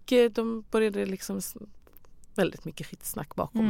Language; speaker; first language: Swedish; non-native, fluent; Persian